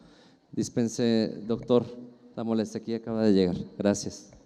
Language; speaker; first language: Spanish; native; Spanish